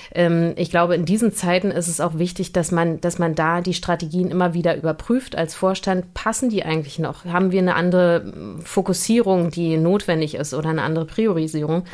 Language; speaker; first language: German; native; German